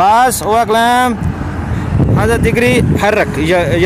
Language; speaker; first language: Arabic; non-native, learner; Punjabi